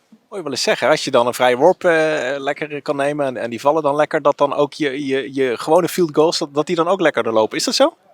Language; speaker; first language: Dutch; native; Dutch